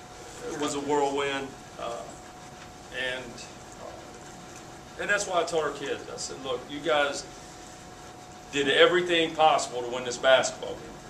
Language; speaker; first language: English; native; English